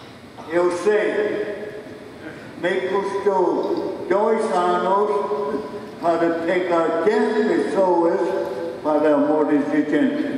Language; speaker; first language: Portuguese; non-native, fluent; English